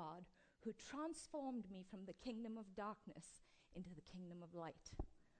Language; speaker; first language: English; native; English